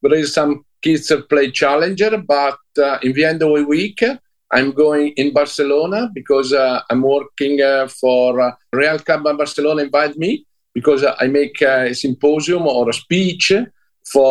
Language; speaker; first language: English; non-native, learner; Italian